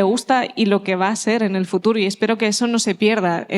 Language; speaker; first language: Spanish; early bilingual, other home language; Ukrainian